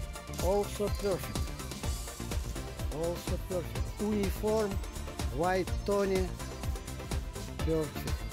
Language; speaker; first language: English; non-native, learner; Italian